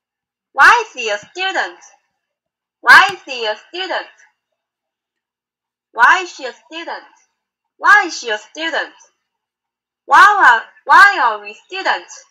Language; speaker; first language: English; non-native, learner; Korean